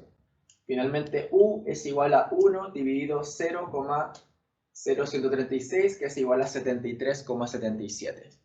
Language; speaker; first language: Spanish; native; Spanish